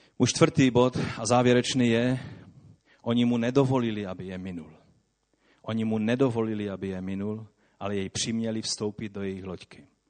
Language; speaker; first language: Czech; non-native, local second language; Polish